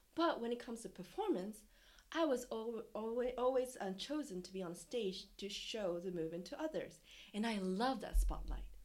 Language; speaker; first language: English; non-native, fluent; Japanese